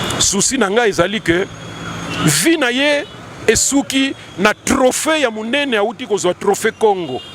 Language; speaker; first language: Lingala; non-native, local second language; Kituba (Democratic Republic of Congo)